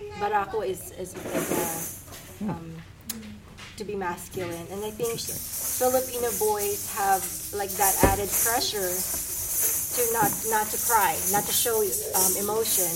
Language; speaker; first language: English; non-native, local second language; Filipino